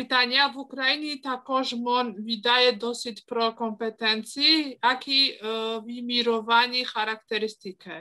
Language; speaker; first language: Ukrainian; non-native, learner; Polish